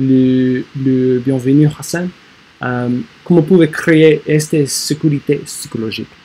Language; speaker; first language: French; non-native, learner; English